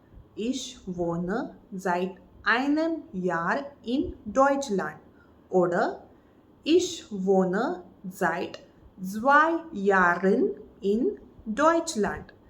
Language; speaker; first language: German; non-native, fluent; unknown